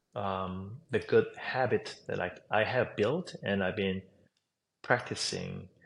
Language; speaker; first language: English; non-native, fluent; Korean